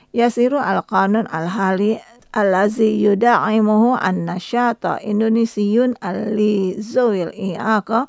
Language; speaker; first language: Arabic; non-native, fluent; Indonesian